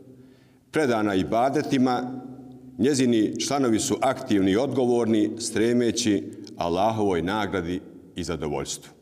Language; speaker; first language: Bosnian; native; Bosnian